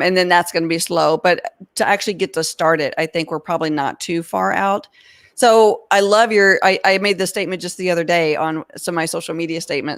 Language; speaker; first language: English; native; English